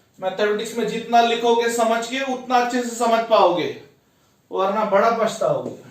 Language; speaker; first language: Hindi; non-native, local second language; Urdu